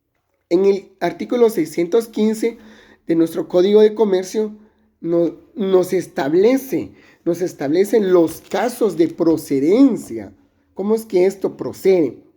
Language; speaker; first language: Spanish; native; Spanish